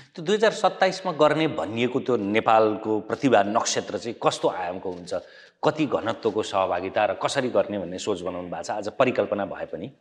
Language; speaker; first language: Nepali; native; Nepali